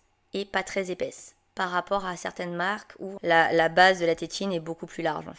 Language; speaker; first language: French; native; French